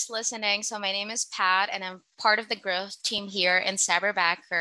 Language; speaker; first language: English; non-native, local second language; Filipino